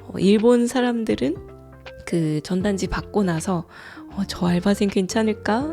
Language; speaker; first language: Korean; native; Korean